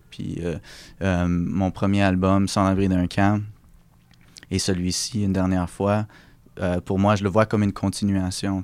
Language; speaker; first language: French; native; French